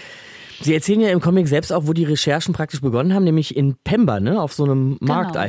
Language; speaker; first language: German; native; German